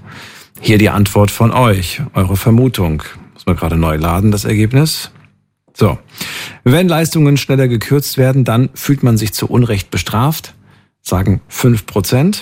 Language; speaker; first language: German; native; German